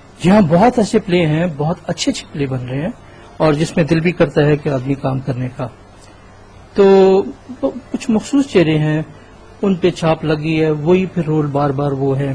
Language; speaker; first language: Urdu; non-native, local second language; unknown